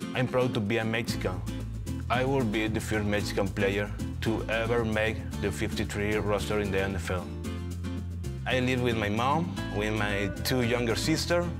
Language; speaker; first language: English; early bilingual, other home language; German